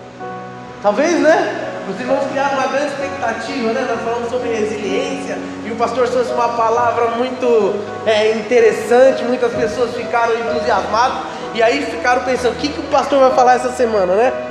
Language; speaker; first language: Portuguese; native; Portuguese